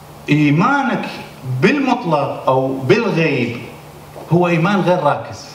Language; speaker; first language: Arabic; native; Arabic